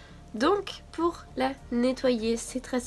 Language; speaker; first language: French; native; French